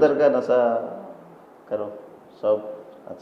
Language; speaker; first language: Hindi; non-native, local second language; Odia